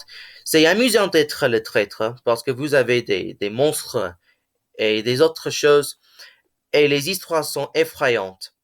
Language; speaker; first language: French; non-native, learner; English